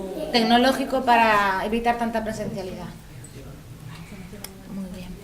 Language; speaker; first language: Spanish; native; Spanish